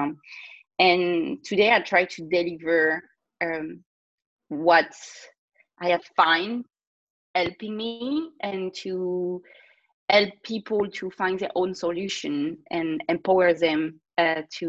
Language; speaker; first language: English; non-native, fluent; French